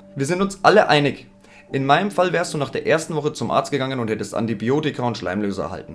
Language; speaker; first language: German; native; German